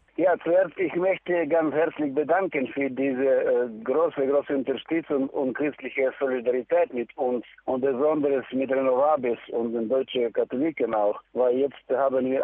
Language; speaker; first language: German; non-native, fluent; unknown